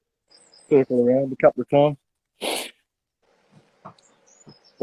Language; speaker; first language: English; native; English